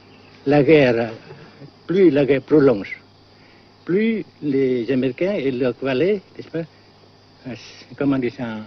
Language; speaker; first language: French; non-native, fluent; Vietnamese